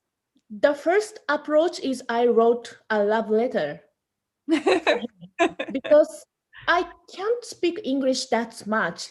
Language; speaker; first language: English; non-native, learner; Japanese